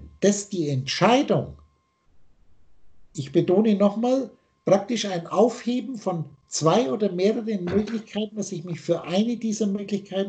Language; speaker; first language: German; native; German